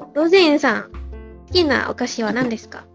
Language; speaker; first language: Japanese; non-native, learner; Malay